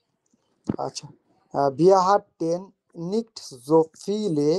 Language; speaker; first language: German; non-native, learner; Bangla